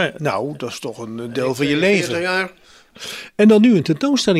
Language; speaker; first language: Dutch; native; Dutch